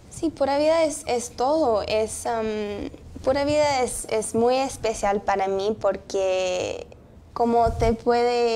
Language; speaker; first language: Spanish; early bilingual, heritage; English